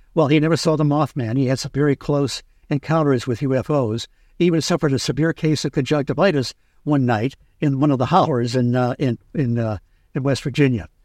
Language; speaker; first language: English; native; English